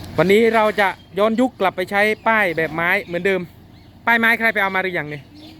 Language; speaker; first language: Thai; native; Thai